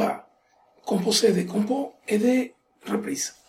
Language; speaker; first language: French; non-native, fluent; Spanish